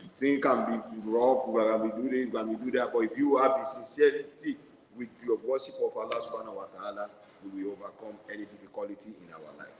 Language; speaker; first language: English; non-native, local second language; Yoruba